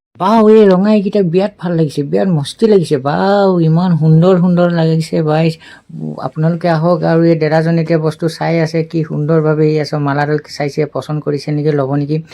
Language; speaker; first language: Assamese; native; Assamese